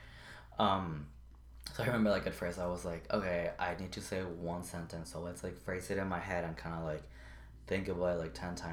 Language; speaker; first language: English; non-native, fluent; Spanish